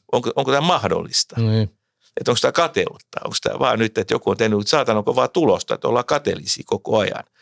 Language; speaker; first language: Finnish; native; Finnish